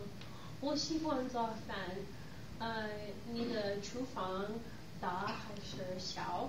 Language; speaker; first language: Chinese; non-native, learner; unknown